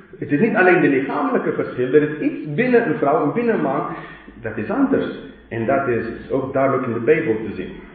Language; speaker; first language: Dutch; non-native, fluent; English